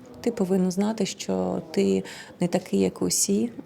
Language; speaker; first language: Ukrainian; non-native, local second language; Russian